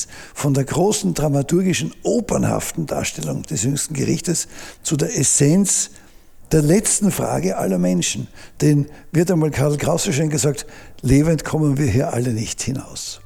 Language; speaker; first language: German; native; German